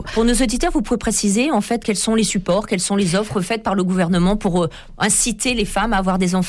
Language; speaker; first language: French; native; French